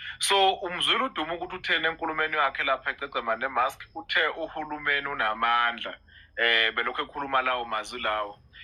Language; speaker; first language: Zulu; native; Zulu